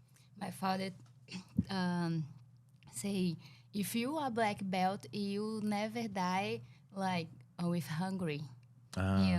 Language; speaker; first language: English; non-native, learner; Portuguese